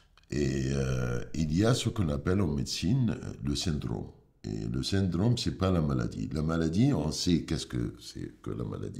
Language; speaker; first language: French; non-native, fluent; Arabic